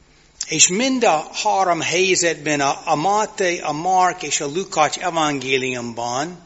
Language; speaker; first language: Hungarian; non-native, fluent; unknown